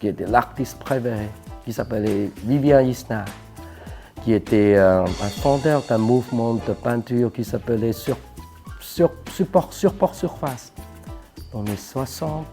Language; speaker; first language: French; non-native, fluent; Cantonese